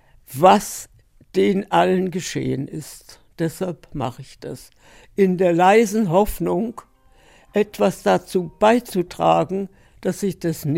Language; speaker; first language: German; early bilingual, heritage; German